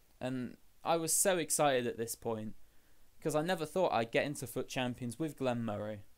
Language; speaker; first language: English; native; English